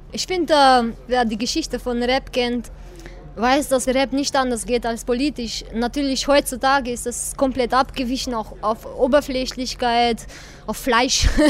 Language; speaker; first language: German; non-native, fluent; Albanian